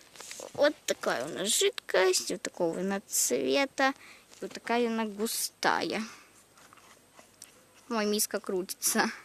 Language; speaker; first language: Russian; native; Russian